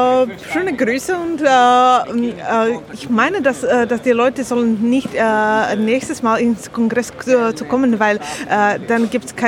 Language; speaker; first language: German; non-native, learner; Slovak